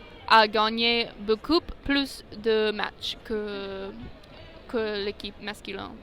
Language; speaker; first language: French; non-native, learner; English